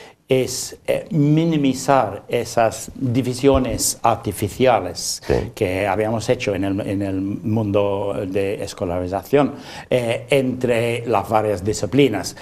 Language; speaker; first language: Spanish; non-native, fluent; English